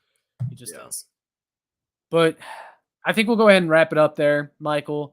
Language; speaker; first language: English; native; English